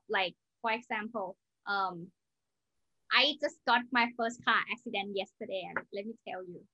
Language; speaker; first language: English; non-native, learner; Thai